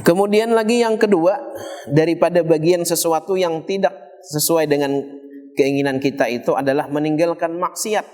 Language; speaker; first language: Indonesian; non-native, local second language; Banjar